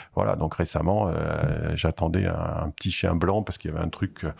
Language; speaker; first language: French; native; French